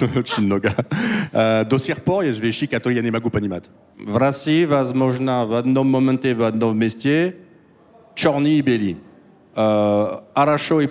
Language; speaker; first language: Russian; non-native, learner; French